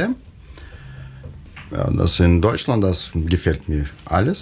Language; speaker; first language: German; non-native, learner; Russian